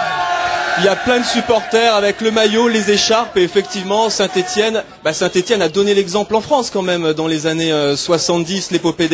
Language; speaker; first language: French; native; French